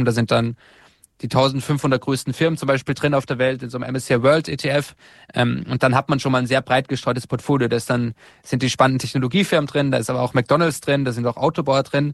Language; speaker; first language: German; native; German